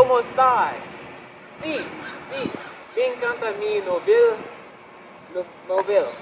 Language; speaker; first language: Spanish; non-native, learner; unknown